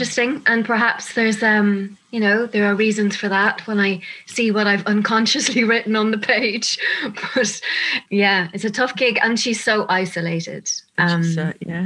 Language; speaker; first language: English; native; English